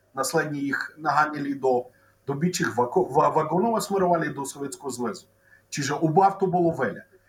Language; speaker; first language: Slovak; non-native, local second language; Rusyn